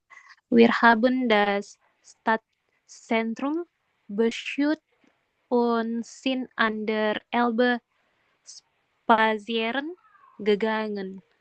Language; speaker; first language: German; non-native, learner; Indonesian